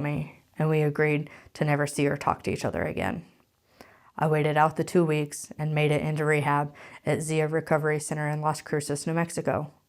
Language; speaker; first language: English; native; English